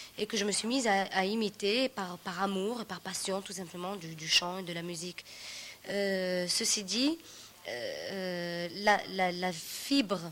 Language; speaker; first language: French; non-native, local second language; Central Atlas Tamazight